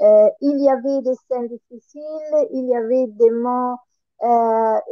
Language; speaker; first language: French; non-native, learner; Italian